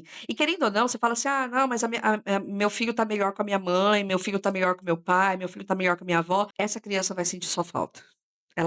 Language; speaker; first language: Portuguese; native; Portuguese